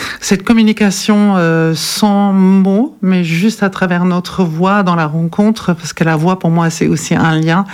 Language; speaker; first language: French; non-native, fluent; German